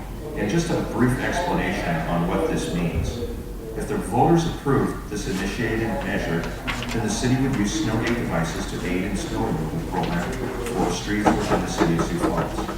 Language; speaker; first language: English; native; English